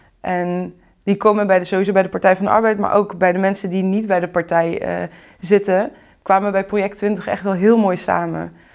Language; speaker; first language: Dutch; early bilingual, other home language; Arabic